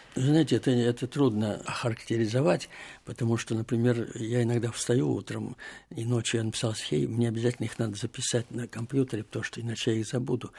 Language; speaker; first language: Russian; native; Russian